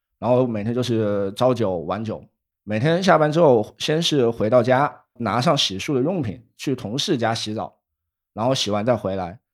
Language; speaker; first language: Chinese; native; Chinese